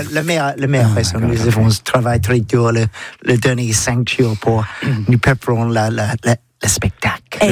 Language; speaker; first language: French; non-native, learner; English